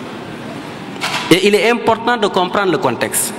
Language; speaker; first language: French; non-native, local second language; Wolof